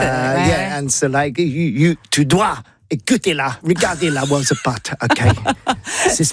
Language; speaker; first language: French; non-native, learner; English